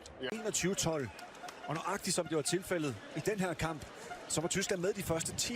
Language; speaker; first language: Danish; native; Danish